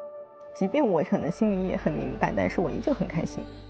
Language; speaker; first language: Chinese; native; Chinese